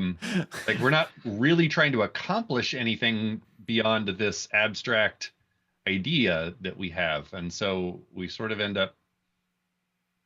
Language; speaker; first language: English; native; English